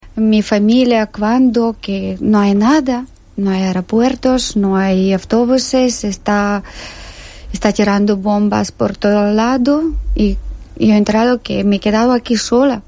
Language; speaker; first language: Spanish; non-native, learner; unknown